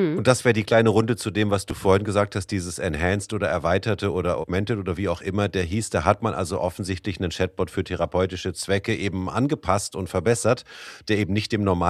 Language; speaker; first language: German; native; German